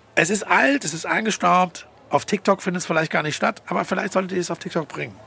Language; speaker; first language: German; native; German